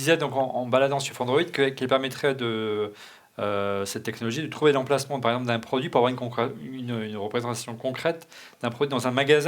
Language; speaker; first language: French; native; French